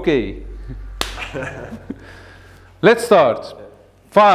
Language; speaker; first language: English; non-native, fluent; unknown